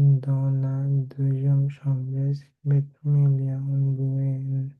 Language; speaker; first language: French; non-native, learner; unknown